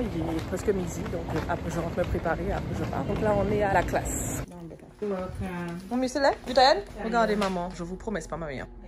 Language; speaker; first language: French; native; French